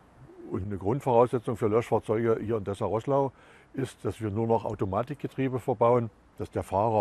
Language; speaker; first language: German; native; German